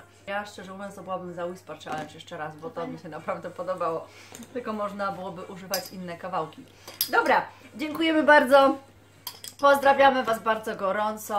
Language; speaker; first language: Polish; native; Polish